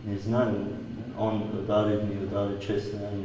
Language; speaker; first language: Russian; non-native, local second language; Tajik